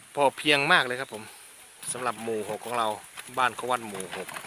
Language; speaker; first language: Thai; native; Thai